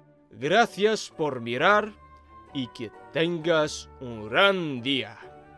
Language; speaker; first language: Spanish; non-native, fluent; Russian